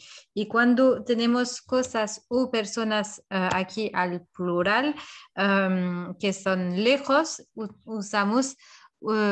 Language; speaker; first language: Spanish; non-native, fluent; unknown